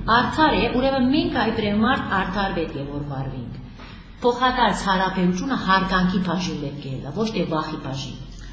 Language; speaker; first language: Armenian; early bilingual, heritage; Armenian